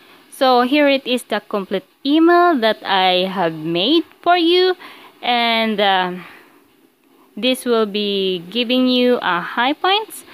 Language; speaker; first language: English; non-native, local second language; Filipino